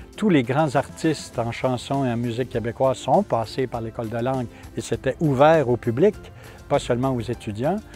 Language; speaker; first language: French; native; French